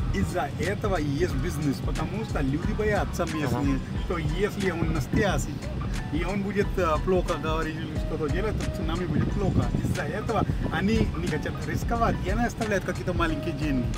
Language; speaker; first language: Russian; non-native, fluent; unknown